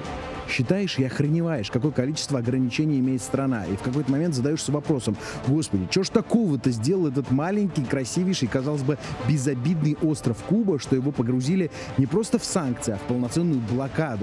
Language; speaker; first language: Russian; native; Russian